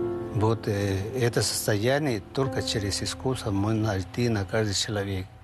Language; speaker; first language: Russian; non-native, fluent; Spanish